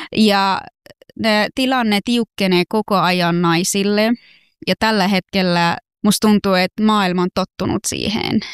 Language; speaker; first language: Finnish; non-native, fluent; Persian